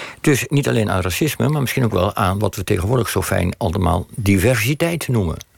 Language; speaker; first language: Dutch; native; Dutch